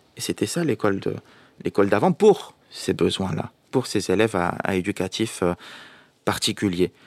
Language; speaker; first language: French; non-native, local second language; Arabic